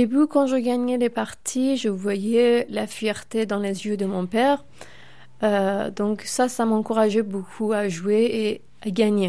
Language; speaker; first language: French; non-native, fluent; Persian